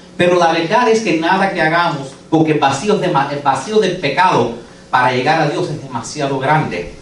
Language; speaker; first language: Spanish; non-native, fluent; English